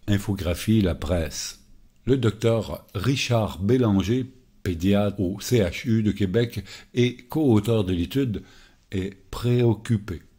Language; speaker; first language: French; native; French